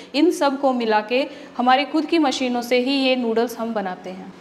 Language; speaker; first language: Hindi; native; Hindi